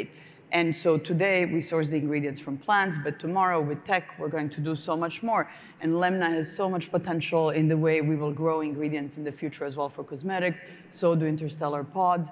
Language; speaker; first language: English; non-native, fluent; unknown